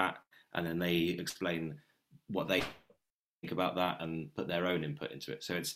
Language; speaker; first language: English; native; English